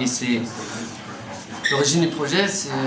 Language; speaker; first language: French; non-native, fluent; Dutch